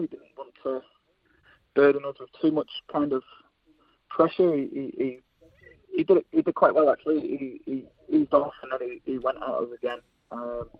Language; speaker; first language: English; native; English